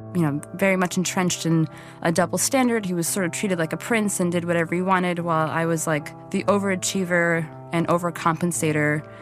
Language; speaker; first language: English; native; English